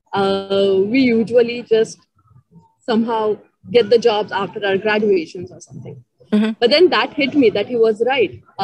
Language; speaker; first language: English; non-native, local second language; Marathi